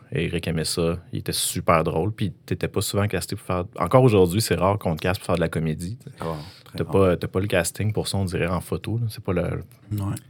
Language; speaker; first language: French; native; French